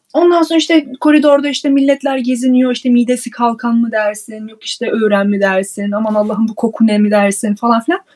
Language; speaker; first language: Turkish; early bilingual, heritage; Turkish